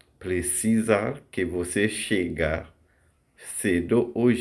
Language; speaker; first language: Portuguese; non-native, fluent; Haitian Creole